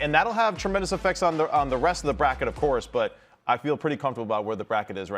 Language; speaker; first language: English; native; English